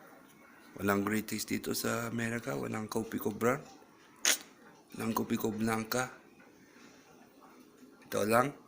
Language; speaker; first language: Filipino; non-native, learner; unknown